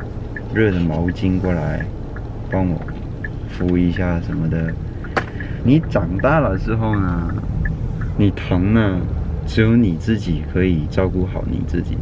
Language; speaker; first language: Chinese; non-native, local second language; Cantonese